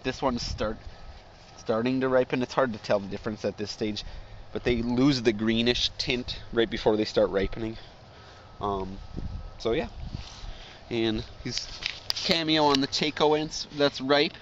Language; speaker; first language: English; native; English